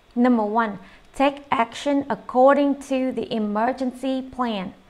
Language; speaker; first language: English; non-native, fluent; Vietnamese